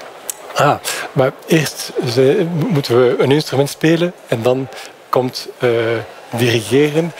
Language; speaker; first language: Dutch; non-native, fluent; French